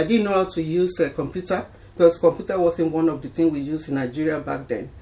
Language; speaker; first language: English; non-native, local second language; Yoruba